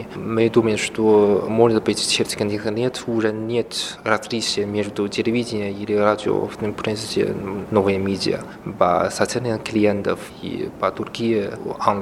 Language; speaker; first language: Russian; non-native, fluent; Chinese